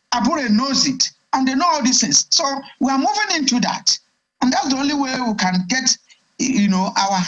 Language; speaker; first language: English; non-native, local second language; Igbo